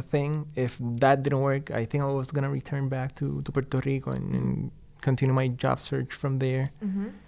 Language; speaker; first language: English; non-native, fluent; Spanish